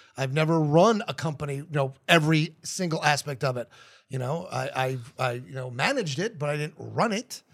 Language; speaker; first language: English; native; English